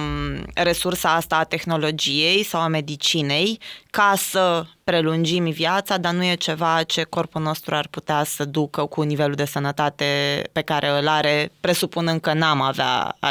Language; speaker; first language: Romanian; native; Romanian